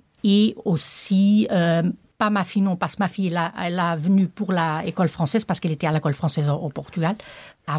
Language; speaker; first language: French; non-native, learner; Portuguese